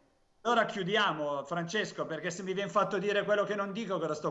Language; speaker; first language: Italian; native; Italian